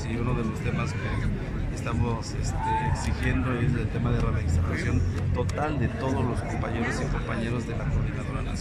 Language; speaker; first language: Spanish; native; Spanish